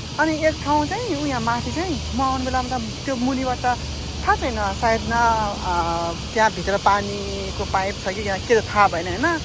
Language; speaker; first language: Nepali; native; Nepali